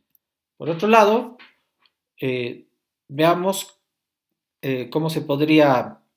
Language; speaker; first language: Spanish; native; Spanish